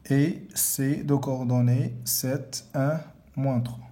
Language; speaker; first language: French; non-native, local second language; Arabic